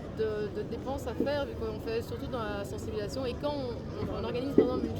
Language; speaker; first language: French; native; French